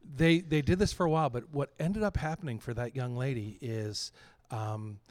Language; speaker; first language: English; native; English